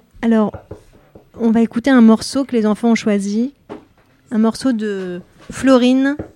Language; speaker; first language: French; native; French